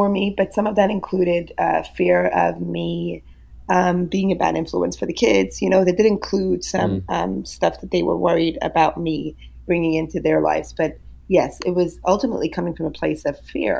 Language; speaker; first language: English; early bilingual, other home language; Yiddish